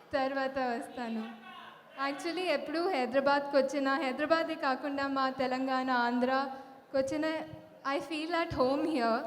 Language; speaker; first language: Telugu; non-native, local second language; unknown